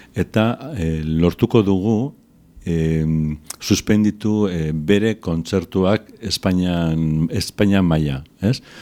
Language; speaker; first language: Basque; non-native, local second language; Spanish